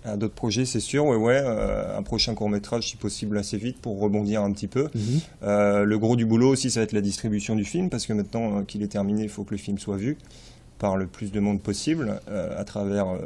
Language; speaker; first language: French; native; French